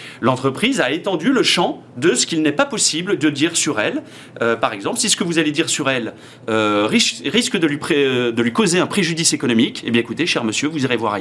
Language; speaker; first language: French; native; French